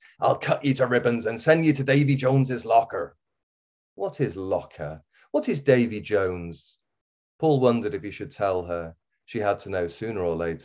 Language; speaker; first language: English; native; English